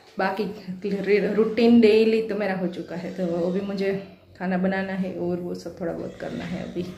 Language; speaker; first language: Hindi; non-native, local second language; Gujarati